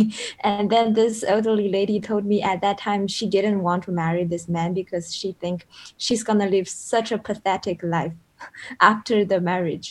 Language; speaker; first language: English; non-native, fluent; Chinese